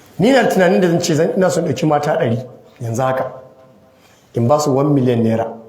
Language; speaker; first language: Hausa; native; Hausa